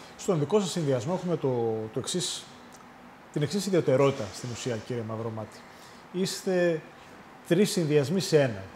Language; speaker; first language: Greek; native; Greek